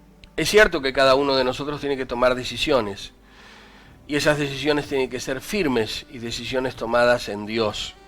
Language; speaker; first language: Spanish; native; Spanish